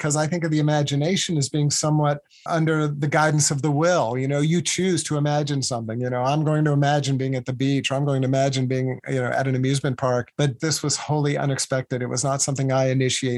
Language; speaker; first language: English; native; English